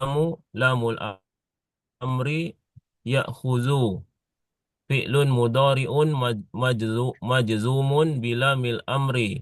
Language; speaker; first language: Arabic; non-native, learner; Indonesian